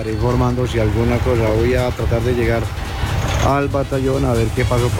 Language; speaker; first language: Spanish; native; Spanish